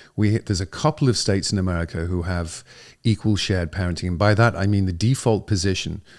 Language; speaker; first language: English; native; English